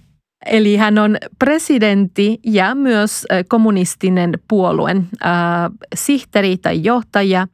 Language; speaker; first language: Finnish; non-native, fluent; Spanish